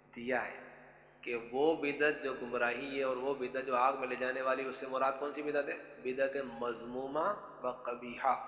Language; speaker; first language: Urdu; native; Urdu